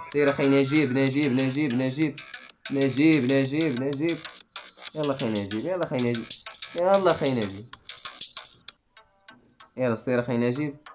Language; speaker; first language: Arabic; native; Arabic